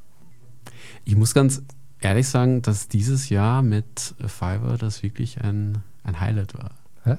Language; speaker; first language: German; native; German